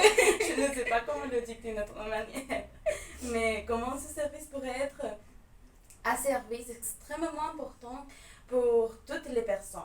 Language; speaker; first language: French; non-native, fluent; Spanish